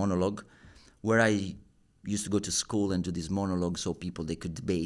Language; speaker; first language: English; non-native, fluent; Italian